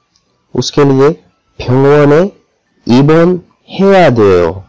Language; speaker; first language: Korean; non-native, fluent; Urdu